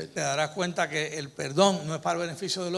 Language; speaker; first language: Spanish; native; Spanish